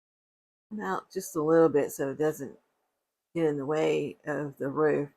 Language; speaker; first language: English; native; English